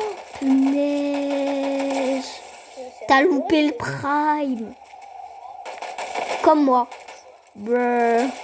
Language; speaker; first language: French; native; French